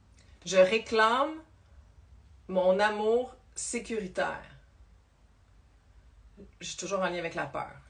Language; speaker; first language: French; native; French